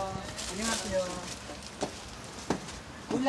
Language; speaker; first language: Korean; non-native, learner; Filipino